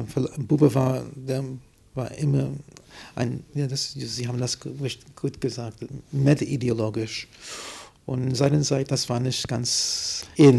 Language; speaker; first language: German; non-native, fluent; English